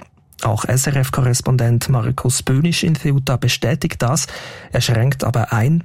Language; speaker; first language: German; native; German